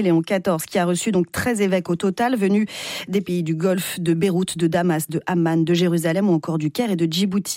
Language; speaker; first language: French; native; French